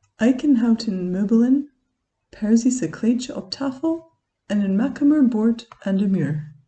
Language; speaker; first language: Dutch; non-native, fluent; English